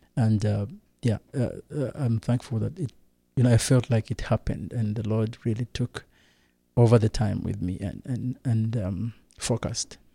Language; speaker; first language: English; non-native, local second language; Kinyarwanda